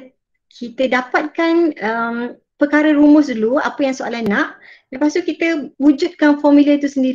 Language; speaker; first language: Malay; native; Malay